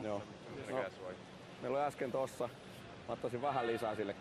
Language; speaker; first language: Finnish; native; Finnish